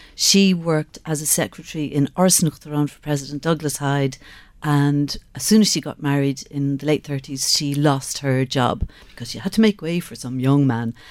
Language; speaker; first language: English; native; English